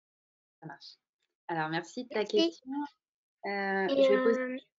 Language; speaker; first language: French; native; French